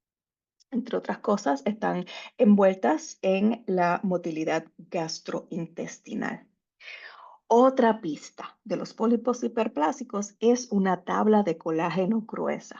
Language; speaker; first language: Spanish; native; Spanish